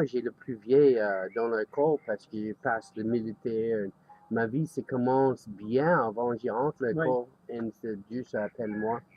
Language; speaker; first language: French; non-native, learner; English